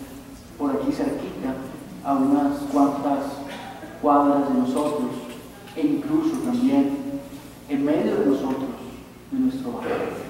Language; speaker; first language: Spanish; native; Spanish